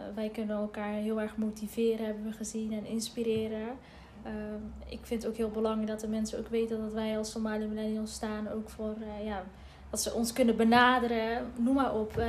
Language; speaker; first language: Dutch; early bilingual, other home language; Somali